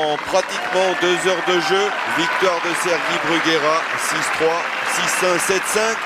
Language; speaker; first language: French; native; French